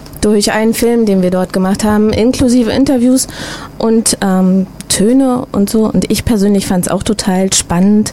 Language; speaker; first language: German; native; German